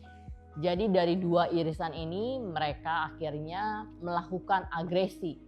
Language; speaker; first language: Indonesian; native; Indonesian